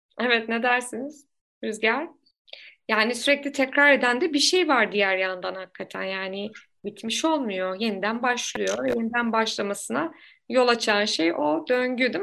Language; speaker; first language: Turkish; native; Turkish